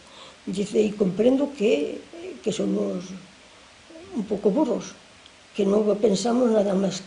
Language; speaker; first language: Spanish; native; Spanish